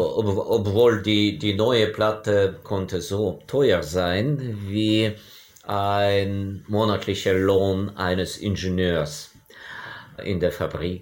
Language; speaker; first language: German; non-native, fluent; Ukrainian